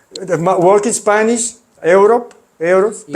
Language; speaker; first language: English; non-native, learner; Italian